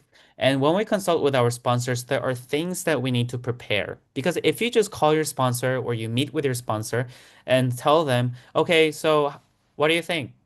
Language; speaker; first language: English; non-native, fluent; Korean